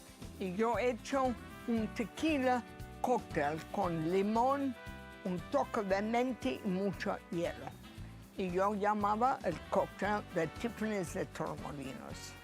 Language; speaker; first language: Spanish; non-native, learner; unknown